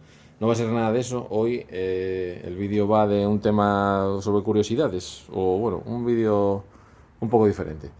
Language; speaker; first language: Spanish; native; Spanish